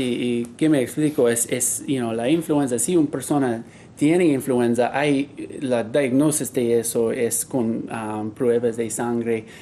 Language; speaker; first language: Spanish; non-native, learner; English